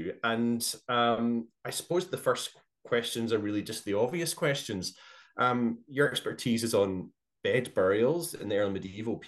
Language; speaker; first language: English; native; English